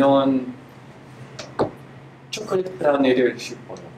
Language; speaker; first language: Korean; non-native, learner; French